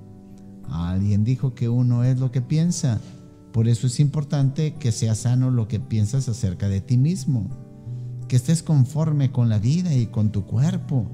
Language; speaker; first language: Spanish; native; Spanish